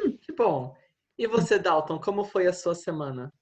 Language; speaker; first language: Portuguese; non-native, fluent; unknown